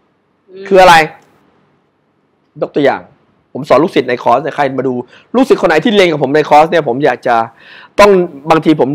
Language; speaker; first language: Thai; native; Thai